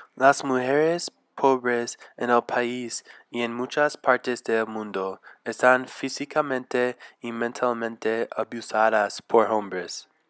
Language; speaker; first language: Spanish; non-native, learner; English